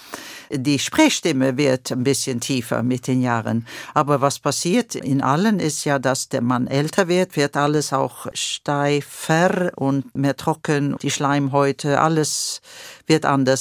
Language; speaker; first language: German; non-native, fluent; Swedish